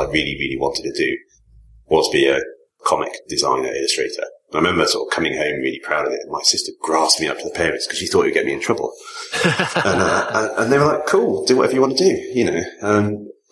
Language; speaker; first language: English; native; English